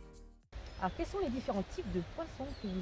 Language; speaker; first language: French; native; French